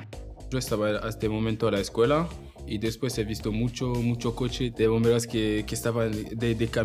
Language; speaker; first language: Spanish; non-native, learner; French